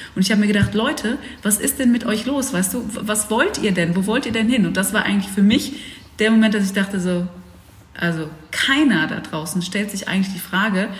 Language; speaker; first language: German; early bilingual, other home language; Dutch